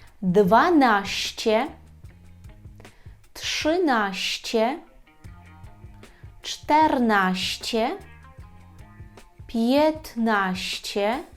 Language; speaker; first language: Polish; non-native, fluent; Ukrainian